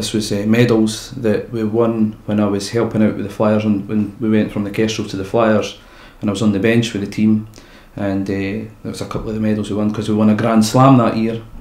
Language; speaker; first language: English; native; English